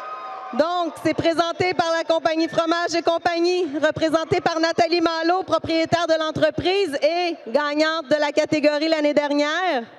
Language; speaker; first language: French; native; French